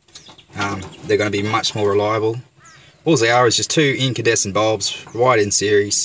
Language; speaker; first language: English; native; English